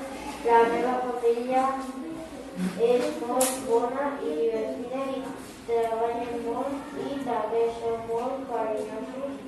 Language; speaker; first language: Catalan; non-native, local second language; Spanish